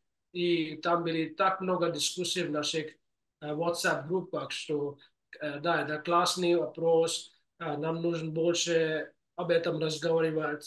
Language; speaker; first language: Russian; non-native, fluent; English